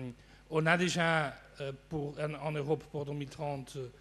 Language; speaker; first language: French; non-native, fluent; Portuguese